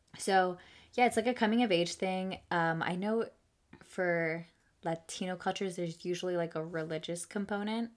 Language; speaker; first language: English; early bilingual, other home language; Spanish